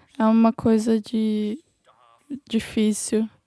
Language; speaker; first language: Portuguese; non-native, learner; English